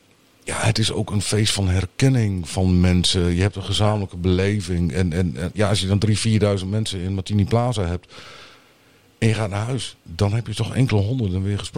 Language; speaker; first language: Dutch; native; Dutch